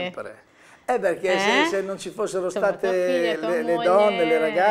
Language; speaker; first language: Italian; native; Italian